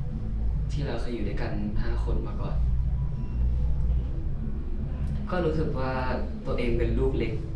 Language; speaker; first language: Thai; native; Thai